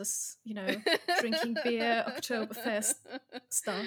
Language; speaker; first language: English; non-native, fluent; German